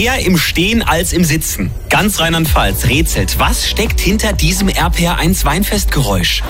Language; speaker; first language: German; native; German